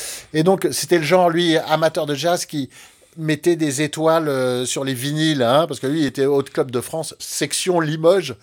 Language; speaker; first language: French; native; French